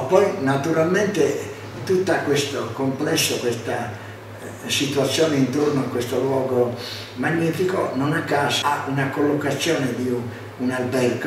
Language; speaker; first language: Italian; native; Italian